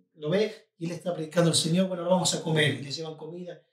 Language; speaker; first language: Spanish; native; Spanish